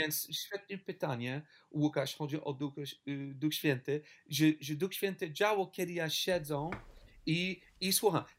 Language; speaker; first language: Polish; non-native, learner; English